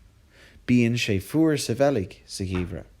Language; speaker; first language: Irish; non-native, local second language; English